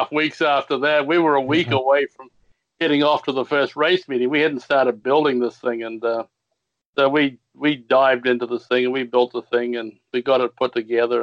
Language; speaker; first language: English; native; English